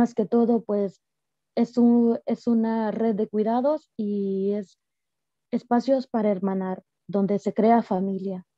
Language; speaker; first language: Spanish; native; Spanish